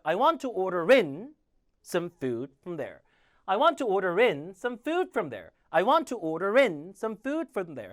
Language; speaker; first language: English; non-native, fluent; Korean